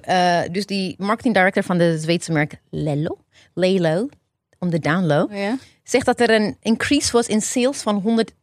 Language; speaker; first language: Dutch; non-native, fluent; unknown